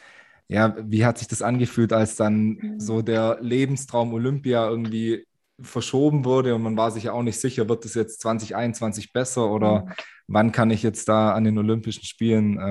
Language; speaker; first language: German; native; German